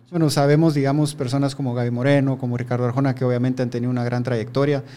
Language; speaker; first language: Spanish; native; Spanish